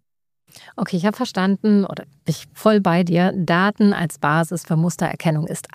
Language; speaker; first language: German; native; German